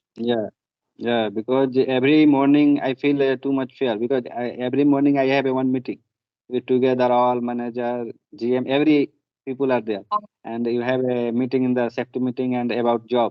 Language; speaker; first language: English; non-native, learner; Hindi